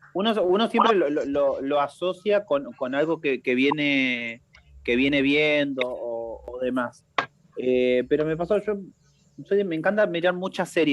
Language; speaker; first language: Spanish; native; Spanish